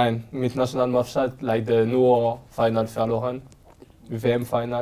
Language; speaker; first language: German; non-native, learner; French